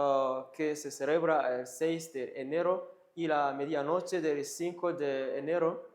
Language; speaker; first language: Spanish; non-native, fluent; Kinyarwanda